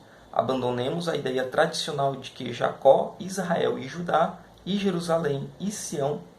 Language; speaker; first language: Portuguese; native; Portuguese